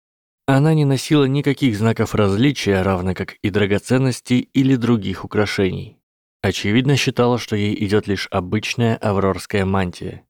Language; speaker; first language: Russian; native; Russian